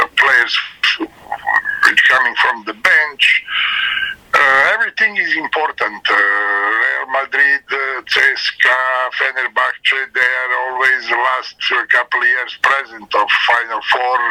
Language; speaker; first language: English; non-native, learner; Serbian